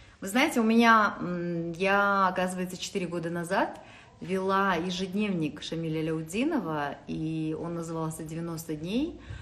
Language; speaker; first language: Russian; native; Russian